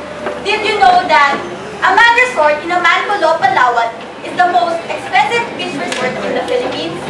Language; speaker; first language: English; non-native, local second language; Filipino